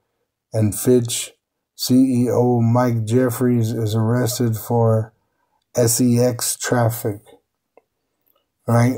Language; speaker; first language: English; native; English